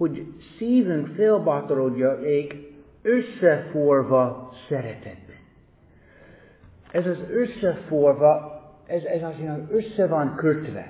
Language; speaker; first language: Hungarian; non-native, fluent; English